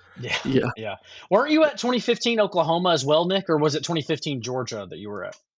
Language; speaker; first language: English; native; English